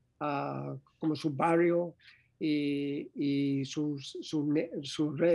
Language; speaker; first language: Spanish; non-native, learner; English